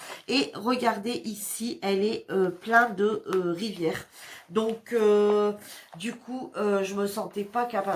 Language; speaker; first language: French; native; French